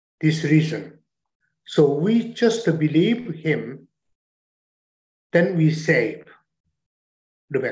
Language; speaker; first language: English; non-native, learner; Chinese